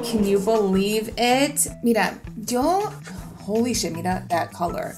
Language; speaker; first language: English; early bilingual, other home language; Spanish